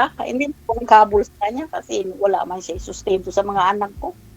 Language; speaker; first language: Filipino; non-native, local second language; Chavacano